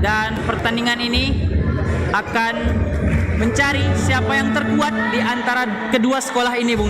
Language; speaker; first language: Indonesian; native; Indonesian